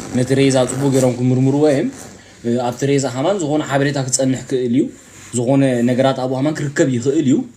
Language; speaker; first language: Tigrinya; early bilingual, heritage; Tigrinya